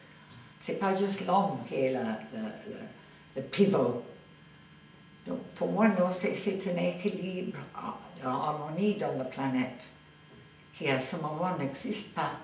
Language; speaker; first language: French; non-native, fluent; English